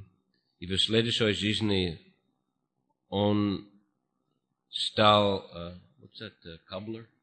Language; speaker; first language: Russian; non-native, fluent; English